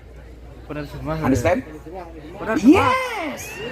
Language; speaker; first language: English; non-native, learner; Javanese